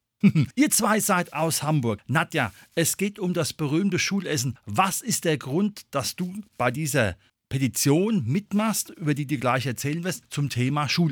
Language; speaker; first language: German; native; German